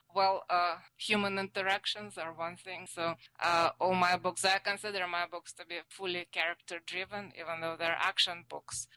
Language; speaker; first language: English; non-native, fluent; Russian